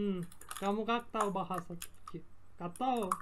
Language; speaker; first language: Indonesian; non-native, learner; Turkish